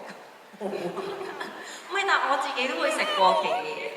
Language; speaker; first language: Cantonese; early bilingual, heritage; Cantonese